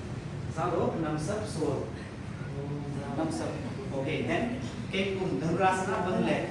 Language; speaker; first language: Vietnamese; non-native, learner; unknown